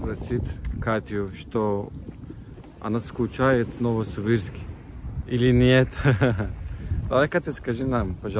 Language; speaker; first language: Russian; non-native, learner; Turkish